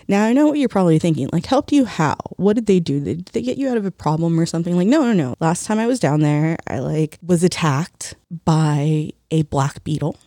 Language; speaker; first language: English; early bilingual, other home language; Spanish